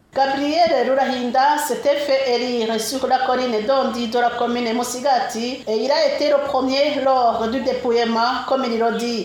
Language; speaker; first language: French; non-native, local second language; Rundi